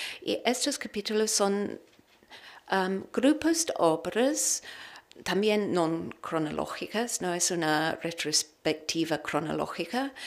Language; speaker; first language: Spanish; non-native, learner; English